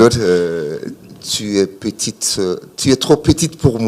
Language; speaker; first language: French; non-native, local second language; Malagasy